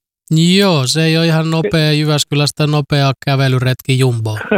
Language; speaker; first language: Finnish; native; Finnish